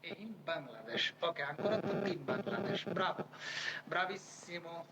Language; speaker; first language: Italian; non-native, fluent; Bangla